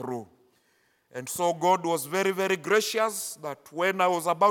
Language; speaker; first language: English; non-native, local second language; Luyia